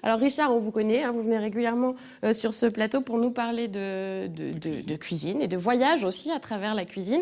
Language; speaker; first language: French; native; French